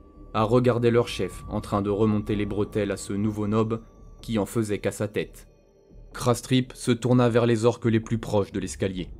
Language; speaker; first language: French; native; French